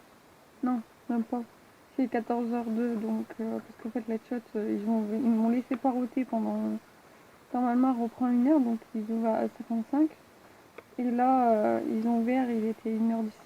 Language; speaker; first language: French; native; French